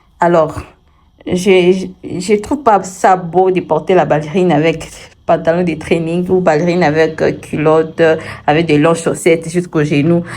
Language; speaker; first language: French; non-native, local second language; Swahili